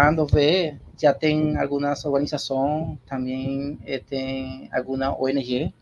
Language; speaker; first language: Portuguese; non-native, learner; Spanish